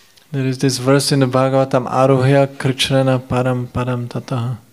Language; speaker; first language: English; non-native, fluent; Czech